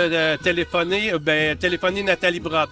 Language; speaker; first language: French; native; French